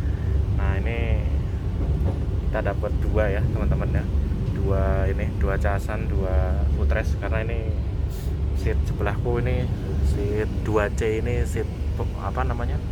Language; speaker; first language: Indonesian; native; Indonesian